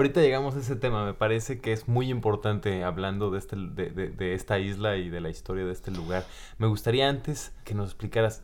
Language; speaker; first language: Spanish; native; Spanish